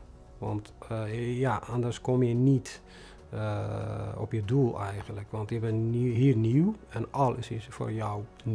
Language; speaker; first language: Dutch; non-native, fluent; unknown